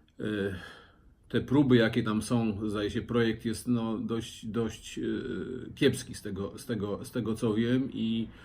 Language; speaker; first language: Polish; native; Polish